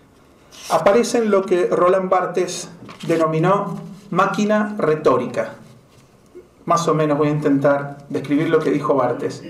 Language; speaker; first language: Spanish; native; Spanish